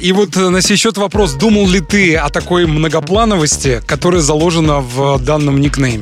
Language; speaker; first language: Russian; native; Russian